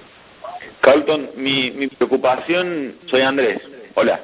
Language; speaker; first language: Spanish; native; Spanish